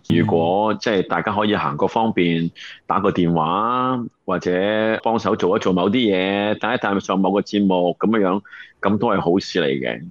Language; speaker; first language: Cantonese; native; Cantonese